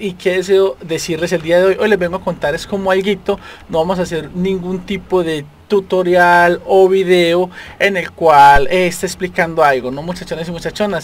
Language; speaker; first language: Spanish; native; Spanish